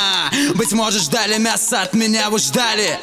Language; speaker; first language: Russian; native; Russian